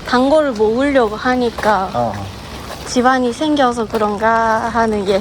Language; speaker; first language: Korean; non-native, fluent; Japanese